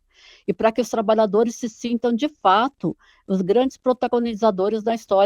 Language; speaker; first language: Portuguese; native; Portuguese